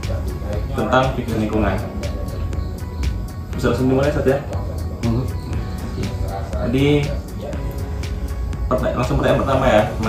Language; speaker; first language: Indonesian; native; Indonesian